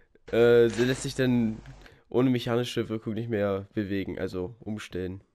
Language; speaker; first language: German; native; German